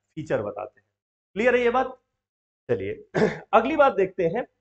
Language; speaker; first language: Hindi; native; Hindi